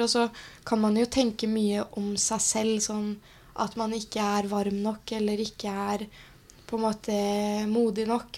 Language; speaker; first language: Norwegian; native; Norwegian